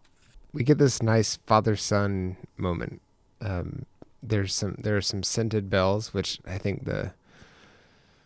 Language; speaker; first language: English; native; English